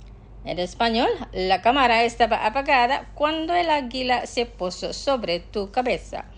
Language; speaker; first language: Spanish; non-native, fluent; Indonesian